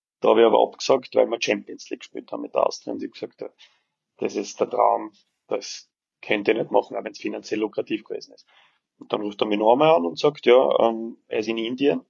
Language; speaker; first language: German; early bilingual, other home language; Serbian